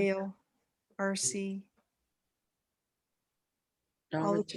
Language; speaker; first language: English; native; English